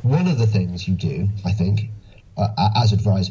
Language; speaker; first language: English; native; English